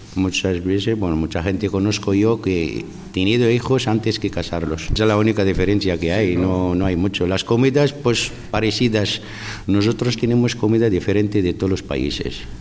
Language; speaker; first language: Spanish; non-native, fluent; Arabic